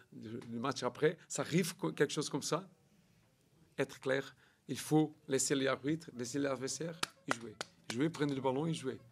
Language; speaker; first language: French; non-native, learner; Portuguese